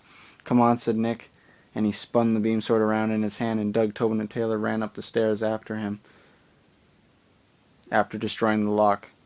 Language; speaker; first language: English; native; English